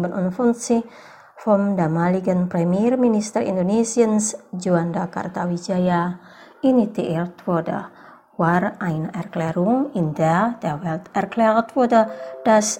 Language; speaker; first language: German; non-native, fluent; Indonesian